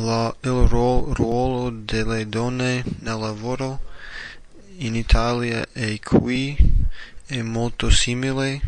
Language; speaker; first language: Italian; non-native, learner; English